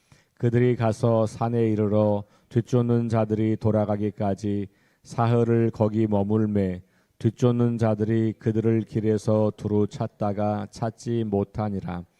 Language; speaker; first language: Korean; native; Korean